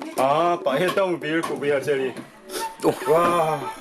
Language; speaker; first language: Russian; non-native, fluent; Korean